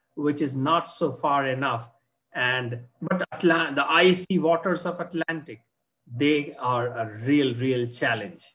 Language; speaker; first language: English; non-native, local second language; Hindi